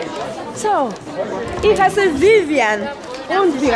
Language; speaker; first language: German; non-native, learner; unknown